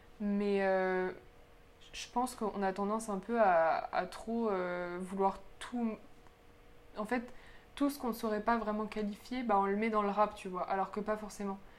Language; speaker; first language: French; early bilingual, other home language; Polish